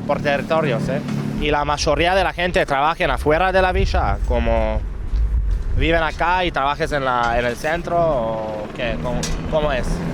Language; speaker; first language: Spanish; non-native, fluent; Hebrew